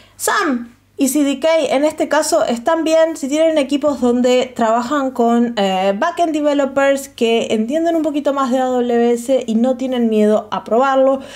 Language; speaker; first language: Spanish; native; Spanish